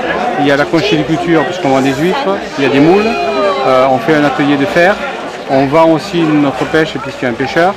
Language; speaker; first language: French; native; French